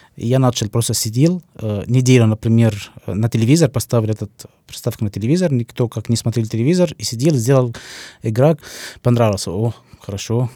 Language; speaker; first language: Russian; non-native, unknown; Arabic